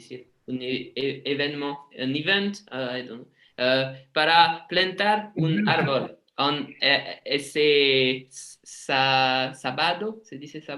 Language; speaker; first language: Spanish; non-native, learner; French